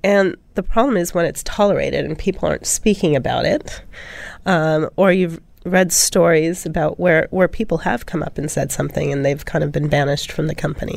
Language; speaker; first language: English; native; English